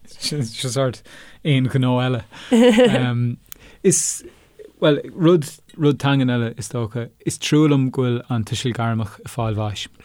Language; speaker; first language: Irish; non-native, local second language; English